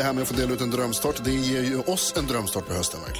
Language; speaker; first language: Swedish; native; Swedish